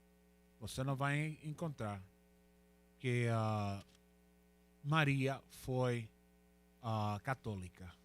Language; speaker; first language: Portuguese; non-native, learner; Spanish